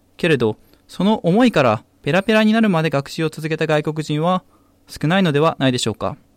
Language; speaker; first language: Japanese; native; Japanese